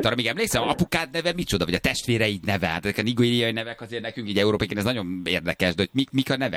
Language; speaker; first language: Hungarian; native; Hungarian